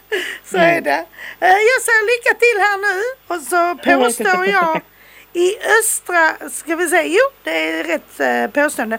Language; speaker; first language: Swedish; native; Swedish